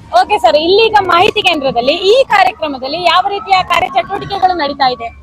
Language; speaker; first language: Kannada; native; Kannada